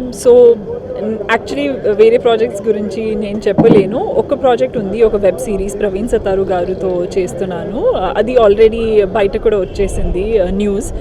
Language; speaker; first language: Telugu; non-native, local second language; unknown